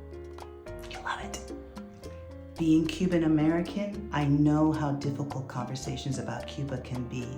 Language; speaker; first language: English; early bilingual, other home language; Spanish